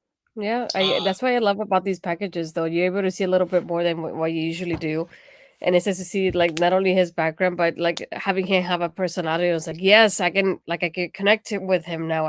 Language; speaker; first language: English; native; English